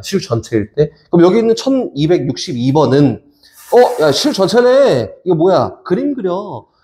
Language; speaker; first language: Korean; native; Korean